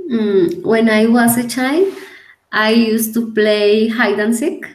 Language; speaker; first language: English; non-native, learner; Spanish